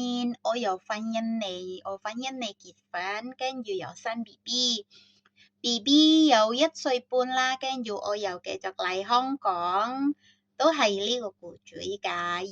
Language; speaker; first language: Cantonese; non-native, fluent; Indonesian